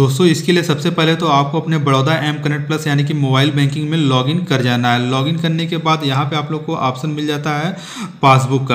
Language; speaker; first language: Hindi; native; Hindi